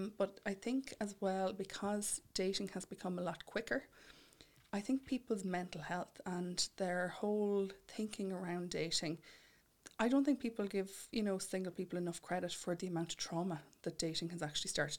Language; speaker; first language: English; native; English